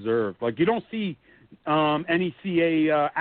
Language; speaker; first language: English; native; English